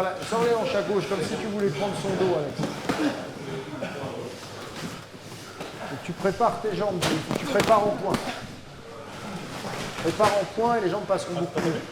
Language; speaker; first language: French; native; French